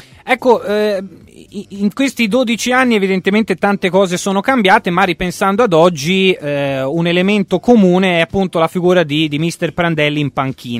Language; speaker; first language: Italian; native; Italian